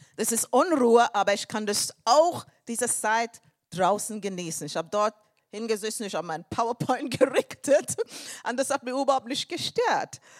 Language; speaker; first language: German; non-native, fluent; English